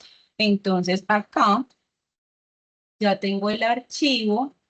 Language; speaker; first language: Spanish; native; Spanish